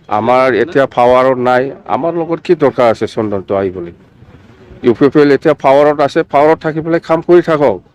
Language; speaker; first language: Assamese; non-native, local second language; Bodo